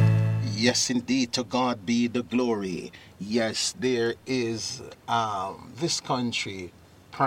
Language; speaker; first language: English; native; English